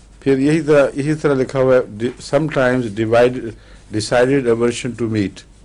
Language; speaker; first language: Urdu; native; Urdu